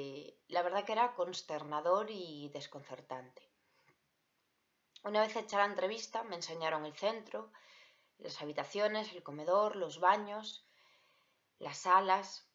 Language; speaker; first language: Spanish; native; Spanish